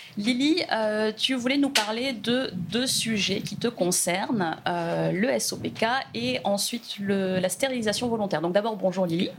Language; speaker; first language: French; native; French